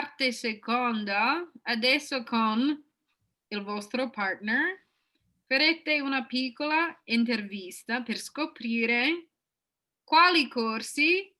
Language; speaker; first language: Italian; non-native, fluent; English